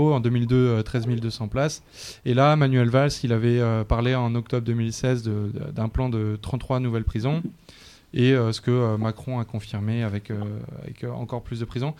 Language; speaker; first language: French; native; French